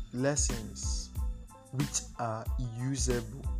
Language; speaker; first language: English; non-native, local second language; Igbo